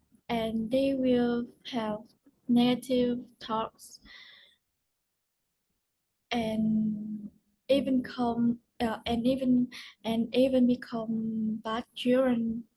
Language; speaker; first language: English; non-native, learner; Vietnamese